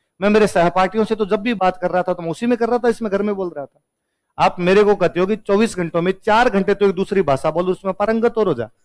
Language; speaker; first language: Hindi; non-native, local second language; Rajasthani